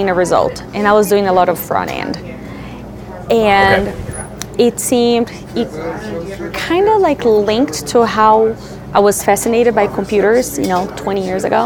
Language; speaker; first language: English; non-native, fluent; Portuguese